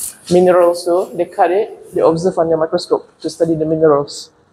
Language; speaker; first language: English; non-native, local second language; Malay